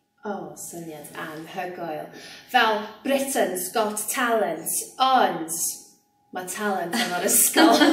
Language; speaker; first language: Welsh; non-native, local second language; English